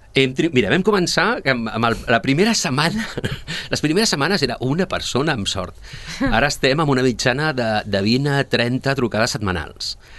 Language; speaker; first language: Catalan; early bilingual, other home language; Spanish